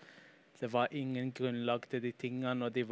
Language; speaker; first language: Norwegian; early bilingual, heritage; Norwegian